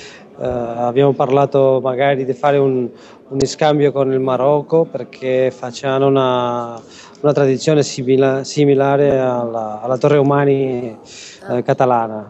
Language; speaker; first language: Italian; non-native, learner; Catalan